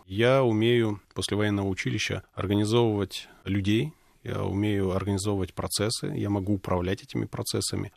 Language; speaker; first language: Russian; native; Russian